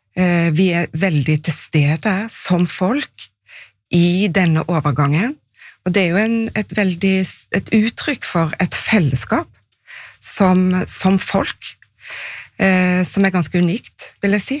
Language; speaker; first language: Norwegian; native; Norwegian